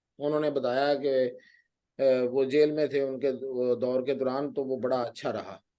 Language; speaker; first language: Urdu; non-native, local second language; Punjabi